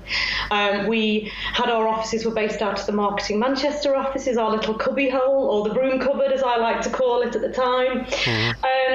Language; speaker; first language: English; native; English